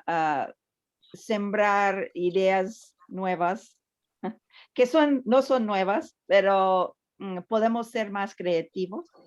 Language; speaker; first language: Spanish; early bilingual, heritage; Spanish